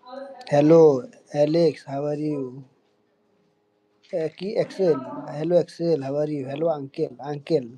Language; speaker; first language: English; non-native, learner; Bangla